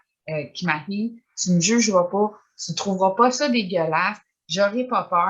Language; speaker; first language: French; native; French